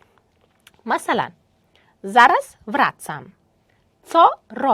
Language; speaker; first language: Polish; non-native, fluent; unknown